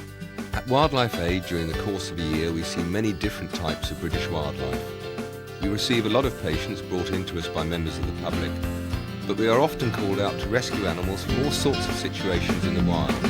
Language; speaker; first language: English; native; English